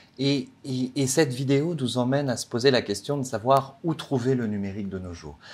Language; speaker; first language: French; native; French